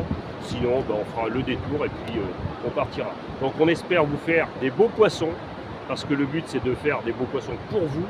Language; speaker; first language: French; native; French